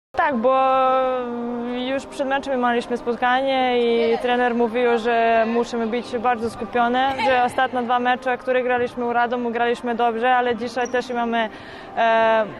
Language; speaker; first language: Polish; non-native, learner; Serbian